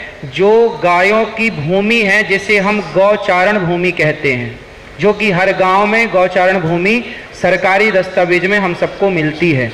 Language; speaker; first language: Hindi; native; Hindi